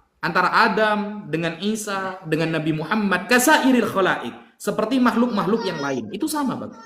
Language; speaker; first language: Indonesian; native; Indonesian